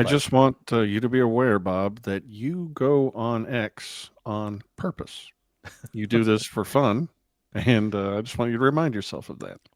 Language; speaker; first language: English; native; English